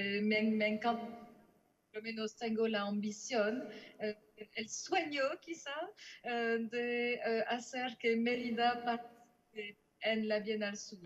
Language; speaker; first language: Spanish; non-native, fluent; French